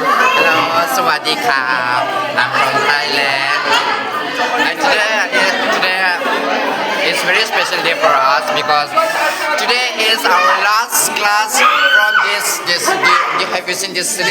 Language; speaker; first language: English; non-native, local second language; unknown